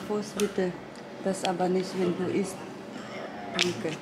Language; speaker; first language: German; non-native, local second language; Filipino